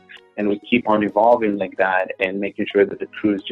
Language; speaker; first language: English; non-native, fluent; Hebrew